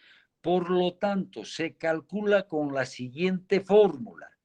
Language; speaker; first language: Spanish; native; Spanish